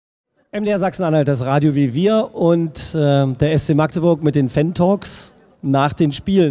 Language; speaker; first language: German; native; German